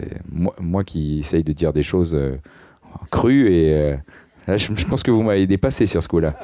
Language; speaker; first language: French; native; French